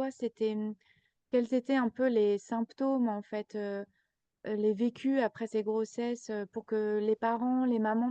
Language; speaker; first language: French; native; French